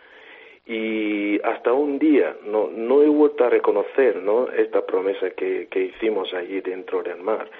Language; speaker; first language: Spanish; non-native, fluent; Igbo